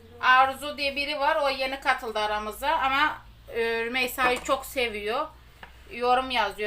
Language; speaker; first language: Turkish; native; Turkish